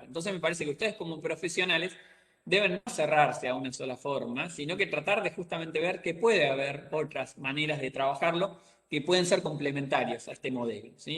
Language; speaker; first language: Spanish; native; Spanish